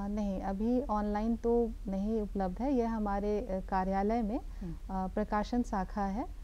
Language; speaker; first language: Hindi; native; Hindi